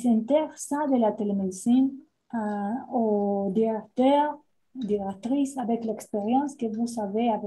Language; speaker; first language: French; non-native, fluent; Spanish